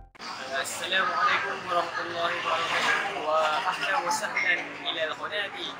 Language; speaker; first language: Arabic; non-native, learner; Malay